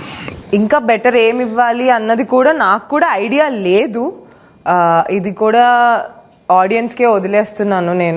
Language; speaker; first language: Telugu; native; Telugu